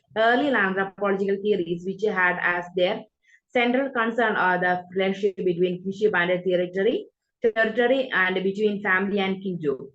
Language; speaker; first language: English; non-native, local second language; Malayalam